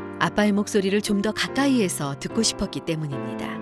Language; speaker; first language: Korean; native; Korean